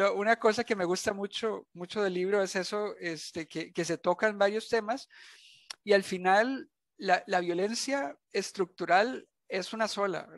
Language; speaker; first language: Spanish; native; Spanish